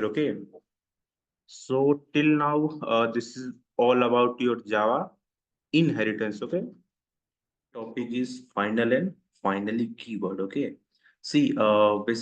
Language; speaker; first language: English; non-native, local second language; Hindi